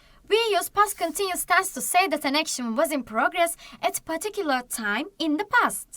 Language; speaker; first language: English; non-native, fluent; Turkish